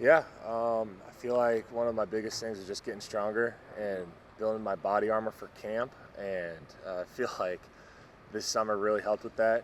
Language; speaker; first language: English; native; English